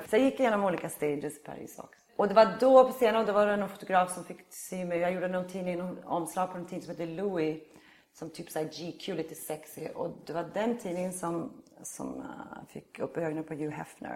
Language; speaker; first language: Swedish; native; Swedish